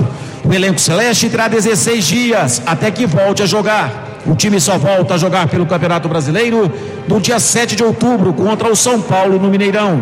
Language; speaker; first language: Portuguese; native; Portuguese